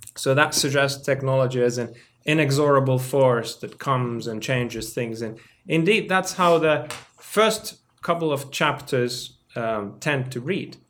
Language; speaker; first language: English; non-native, fluent; Finnish